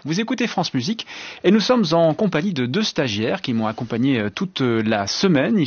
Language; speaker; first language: French; native; French